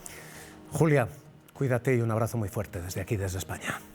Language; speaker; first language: Spanish; native; Spanish